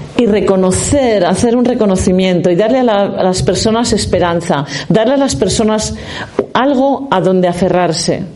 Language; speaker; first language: Spanish; native; Spanish